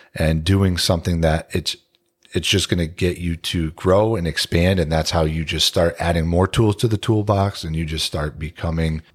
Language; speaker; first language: English; early bilingual, other home language; Italian